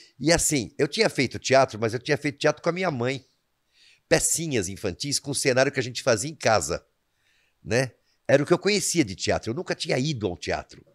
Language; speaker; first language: Portuguese; native; Portuguese